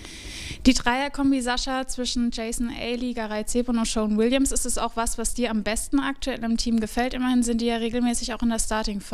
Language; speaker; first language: German; native; German